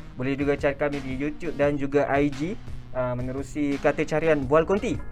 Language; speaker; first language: Malay; native; Malay